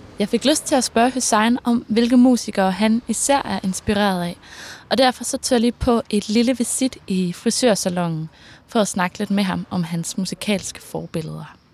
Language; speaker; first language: Danish; native; Danish